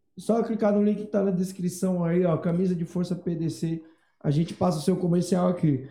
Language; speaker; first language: Portuguese; native; Portuguese